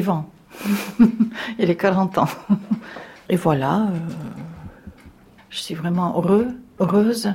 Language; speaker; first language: French; non-native, fluent; Russian